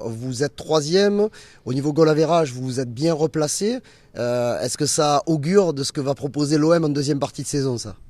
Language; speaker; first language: French; native; French